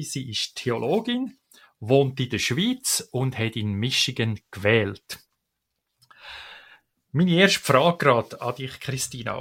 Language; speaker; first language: German; native; German